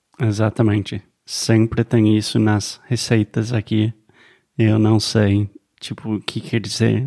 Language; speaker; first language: Portuguese; non-native, fluent; English